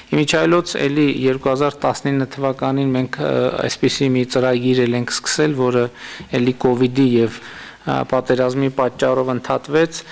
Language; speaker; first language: Armenian; native; Armenian